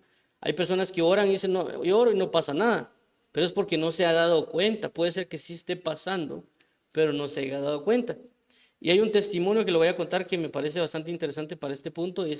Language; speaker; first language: Spanish; native; Spanish